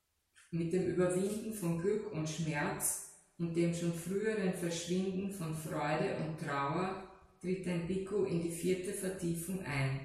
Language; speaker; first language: German; native; German